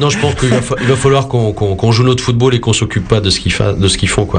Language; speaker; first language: French; native; French